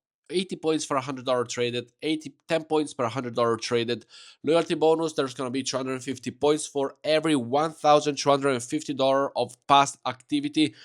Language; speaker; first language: English; non-native, fluent; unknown